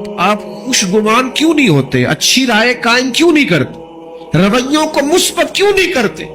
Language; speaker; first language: Urdu; non-native, local second language; Punjabi